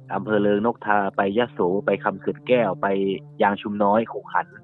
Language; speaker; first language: Thai; native; Thai